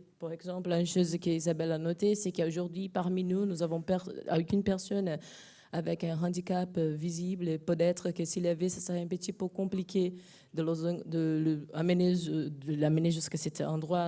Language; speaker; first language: French; non-native, fluent; Portuguese